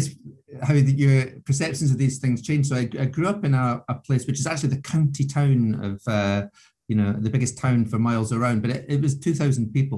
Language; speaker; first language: English; native; English